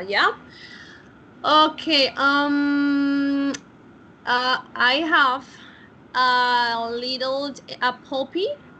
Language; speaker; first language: English; non-native, learner; Spanish